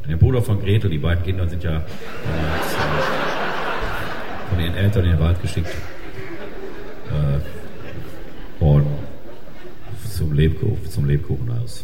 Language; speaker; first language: German; native; German